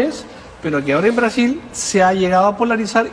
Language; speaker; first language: Spanish; native; Spanish